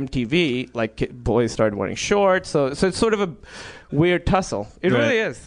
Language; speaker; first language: English; non-native, local second language; Urdu